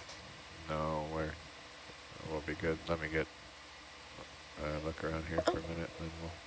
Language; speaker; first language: English; native; English